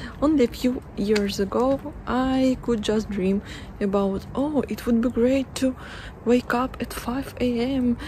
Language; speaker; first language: English; non-native, fluent; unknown